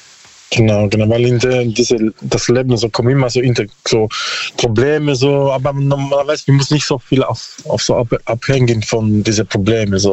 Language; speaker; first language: German; non-native, learner; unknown